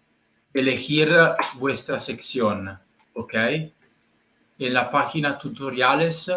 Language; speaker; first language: Spanish; non-native, learner; Italian